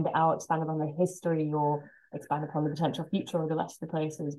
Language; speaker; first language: English; native; English